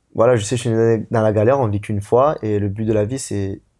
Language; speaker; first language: French; native; French